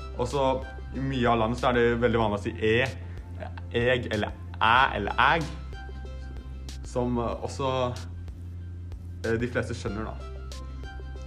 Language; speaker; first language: Norwegian; native; Norwegian